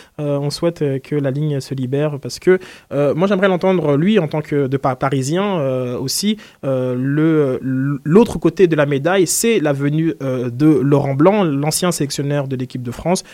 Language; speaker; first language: French; native; French